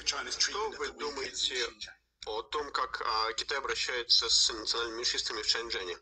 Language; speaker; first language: Russian; native; Russian